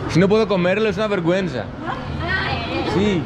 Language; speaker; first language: Spanish; non-native, learner; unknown